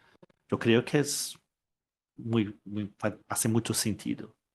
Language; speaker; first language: Spanish; non-native, learner; Portuguese